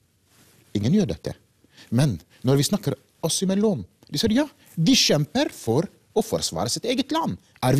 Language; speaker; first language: Norwegian; native; Norwegian